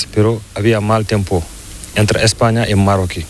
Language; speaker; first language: Spanish; non-native, learner; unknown